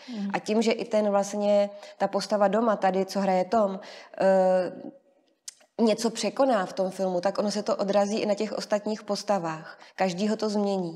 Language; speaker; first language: Czech; native; Czech